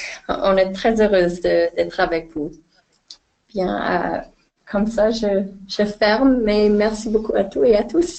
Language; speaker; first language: French; non-native, fluent; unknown